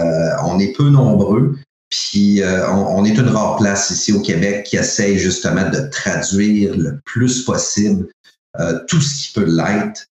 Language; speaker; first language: French; native; French